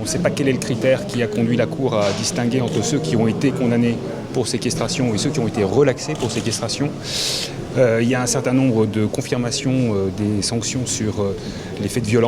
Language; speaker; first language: French; native; French